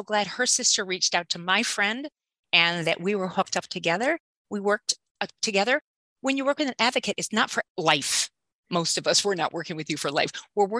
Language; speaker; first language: English; native; English